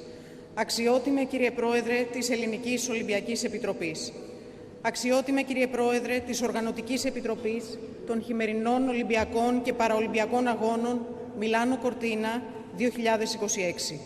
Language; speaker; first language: Greek; native; Greek